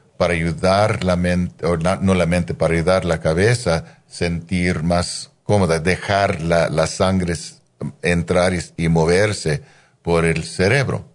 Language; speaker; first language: Spanish; non-native, fluent; English